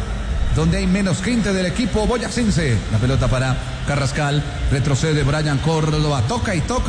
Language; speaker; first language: Spanish; native; Spanish